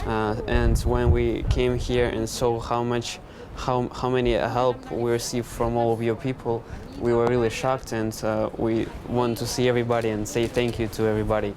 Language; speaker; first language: English; non-native, fluent; Ukrainian